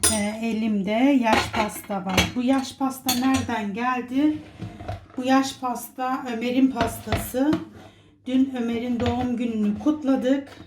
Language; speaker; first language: Turkish; native; Turkish